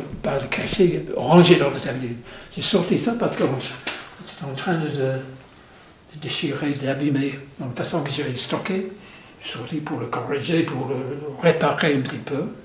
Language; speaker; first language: French; non-native, fluent; English